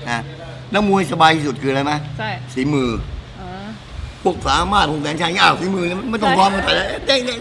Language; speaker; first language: Thai; native; Thai